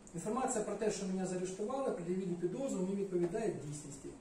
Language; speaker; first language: Ukrainian; non-native, local second language; Russian